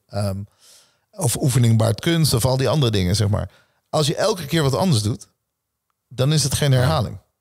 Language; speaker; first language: Dutch; early bilingual, other home language; Hebrew